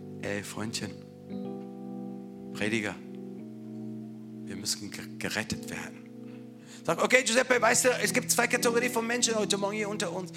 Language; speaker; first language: German; non-native, fluent; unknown